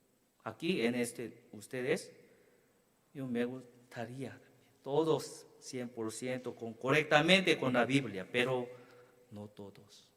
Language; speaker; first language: Spanish; non-native, learner; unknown